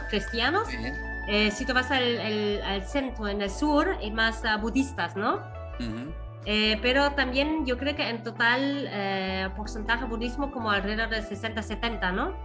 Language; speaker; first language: Spanish; non-native, fluent; Vietnamese